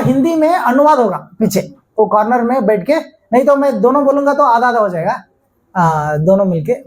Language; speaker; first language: Hindi; non-native, local second language; Kannada